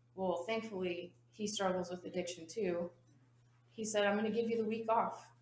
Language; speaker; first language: English; native; English